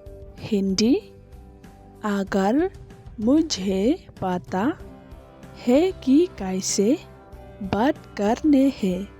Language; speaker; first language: Hindi; non-native, learner; Khasi